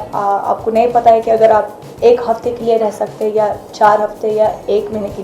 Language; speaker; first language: Hindi; non-native, fluent; Arabic